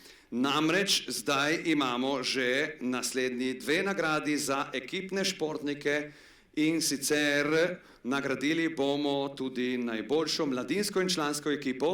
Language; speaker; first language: Slovenian; native; Slovenian